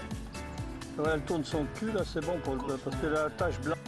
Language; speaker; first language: French; native; French